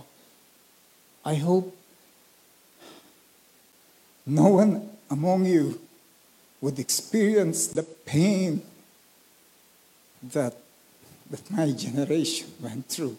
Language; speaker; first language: English; non-native, local second language; Filipino